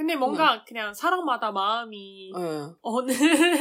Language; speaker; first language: Korean; non-native, learner; Chinese